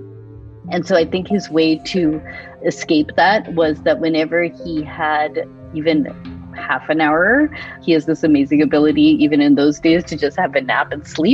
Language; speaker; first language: English; native; English